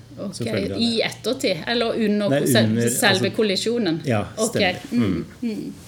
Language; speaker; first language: Norwegian; native; Norwegian